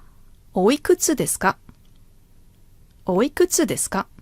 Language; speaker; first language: Japanese; non-native, fluent; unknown